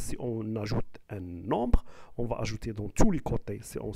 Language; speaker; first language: French; non-native, local second language; Arabic